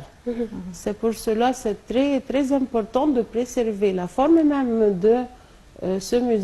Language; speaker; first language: French; non-native, local second language; Arabic